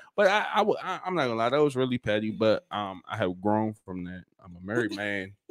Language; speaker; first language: English; native; English